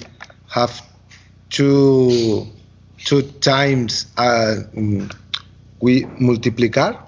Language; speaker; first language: English; non-native, learner; Catalan